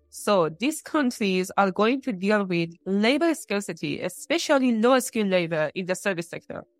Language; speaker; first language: English; non-native, fluent; Persian